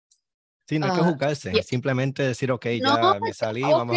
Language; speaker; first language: Spanish; native; Spanish